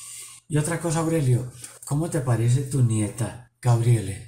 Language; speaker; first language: Spanish; native; Spanish